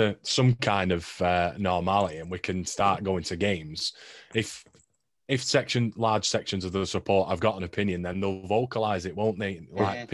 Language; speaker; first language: English; native; English